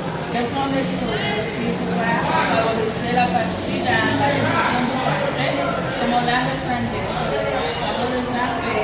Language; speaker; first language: French; non-native, learner; Spanish